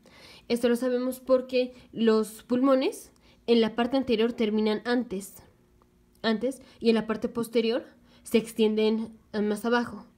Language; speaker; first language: Spanish; native; Spanish